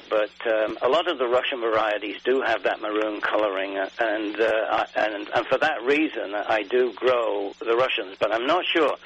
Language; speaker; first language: English; native; English